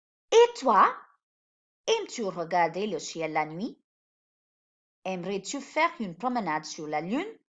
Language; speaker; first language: French; non-native, fluent; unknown